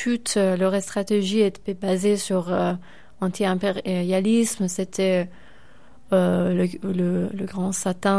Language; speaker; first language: French; non-native, fluent; Persian